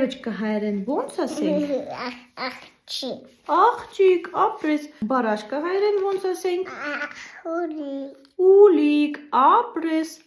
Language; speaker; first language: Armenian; non-native, learner; Russian